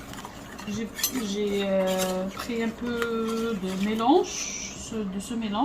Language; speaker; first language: French; non-native, fluent; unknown